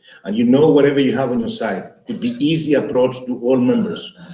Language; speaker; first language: English; non-native, fluent; Greek